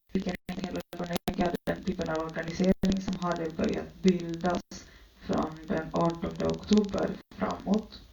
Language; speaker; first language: Swedish; early bilingual, other home language; Spanish